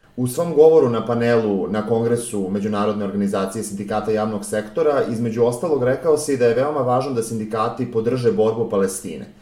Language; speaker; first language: Serbian; native; Serbian